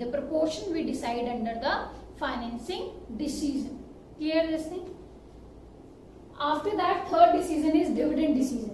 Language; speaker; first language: English; non-native, local second language; Hindi